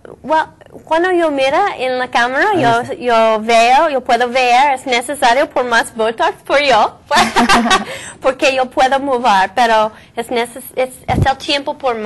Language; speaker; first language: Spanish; non-native, learner; English